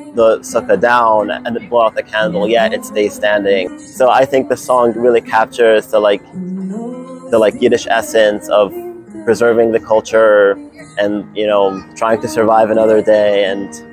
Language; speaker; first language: English; native; English